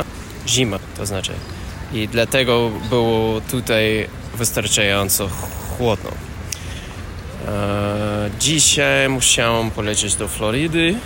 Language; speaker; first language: Polish; non-native, learner; English